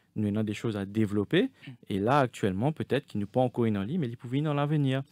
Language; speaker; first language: French; non-native, local second language; Morisyen